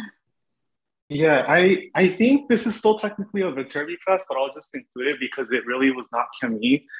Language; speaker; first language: English; native; English